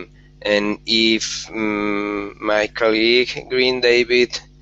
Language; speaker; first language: English; non-native, learner; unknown